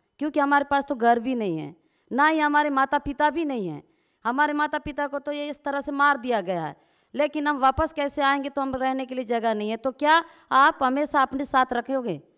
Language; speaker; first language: Hindi; non-native, local second language; Gondi